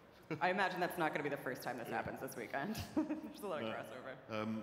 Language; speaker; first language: English; native; English